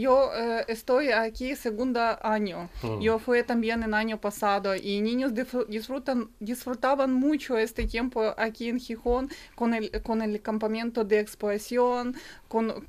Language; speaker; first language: Spanish; non-native, learner; Ukrainian